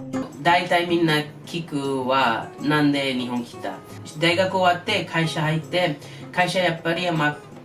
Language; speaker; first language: Japanese; non-native, learner; English